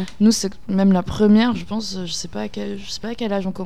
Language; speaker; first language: French; native; French